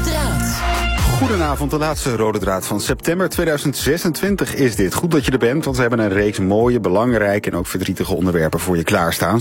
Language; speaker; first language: Dutch; native; Dutch